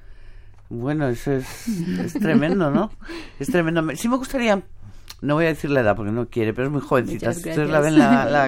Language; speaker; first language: Spanish; native; Spanish